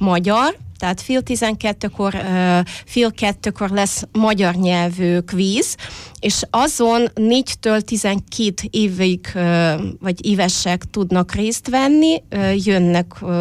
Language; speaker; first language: Hungarian; non-native, fluent; Russian